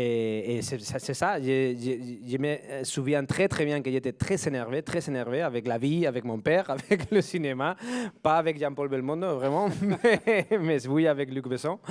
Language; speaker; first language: French; non-native, fluent; Spanish